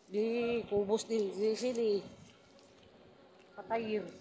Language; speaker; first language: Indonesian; non-native, learner; Filipino